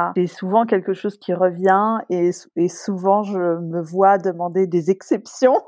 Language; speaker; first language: French; native; French